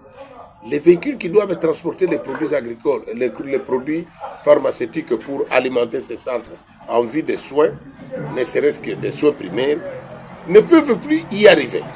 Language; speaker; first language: French; non-native, local second language; Kongo